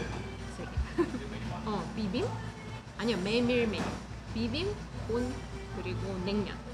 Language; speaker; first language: Korean; non-native, fluent; Russian